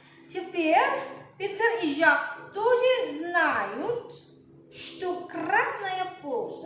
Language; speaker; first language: Russian; non-native, learner; Indonesian